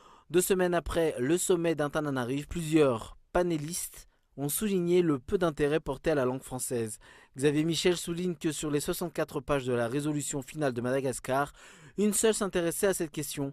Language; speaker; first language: French; non-native, local second language; Malagasy